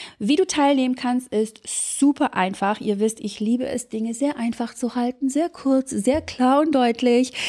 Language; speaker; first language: German; early bilingual, other home language; Serbian